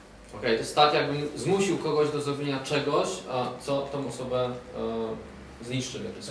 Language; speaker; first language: Polish; native; Polish